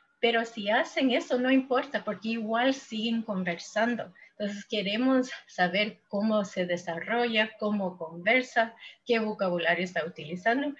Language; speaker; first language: Spanish; non-native, fluent; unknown